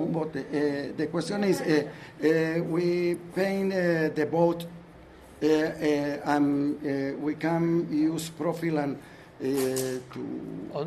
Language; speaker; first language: English; non-native, learner; Spanish